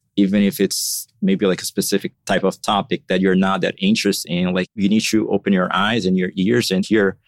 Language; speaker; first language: English; non-native, fluent; Portuguese